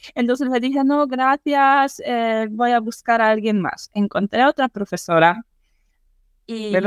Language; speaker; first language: Spanish; non-native, fluent; Polish